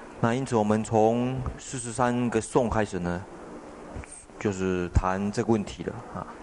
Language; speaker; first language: Chinese; native; Chinese